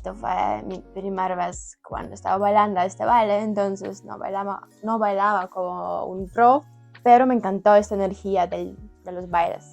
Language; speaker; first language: Spanish; non-native, fluent; Ukrainian